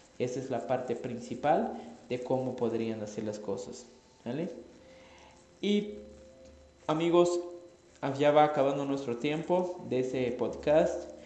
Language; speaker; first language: Spanish; non-native, fluent; Portuguese